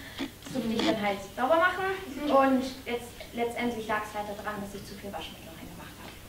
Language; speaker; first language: German; native; German